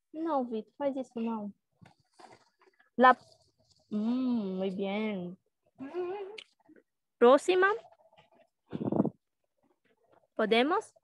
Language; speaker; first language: Spanish; non-native, learner; Portuguese